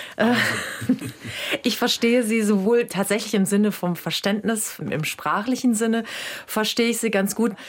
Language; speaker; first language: German; native; German